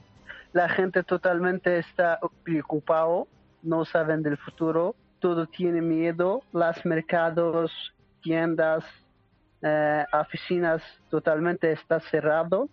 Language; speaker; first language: Spanish; non-native, learner; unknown